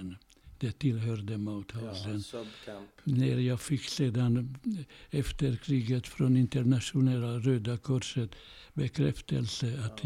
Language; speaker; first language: Swedish; non-native, fluent; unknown